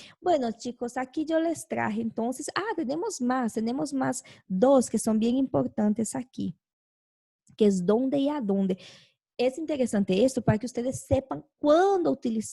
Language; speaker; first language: Spanish; non-native, fluent; Portuguese